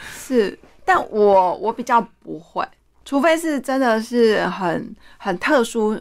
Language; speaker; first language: Chinese; native; Chinese